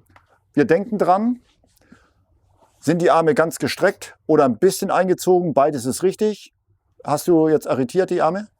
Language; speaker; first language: German; native; German